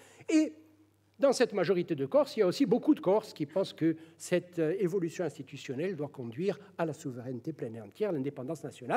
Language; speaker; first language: French; native; French